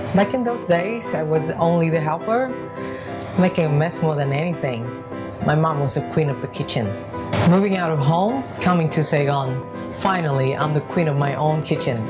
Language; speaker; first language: English; non-native, fluent; Vietnamese